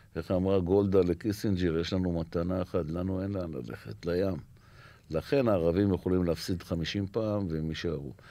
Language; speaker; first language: Hebrew; native; Hebrew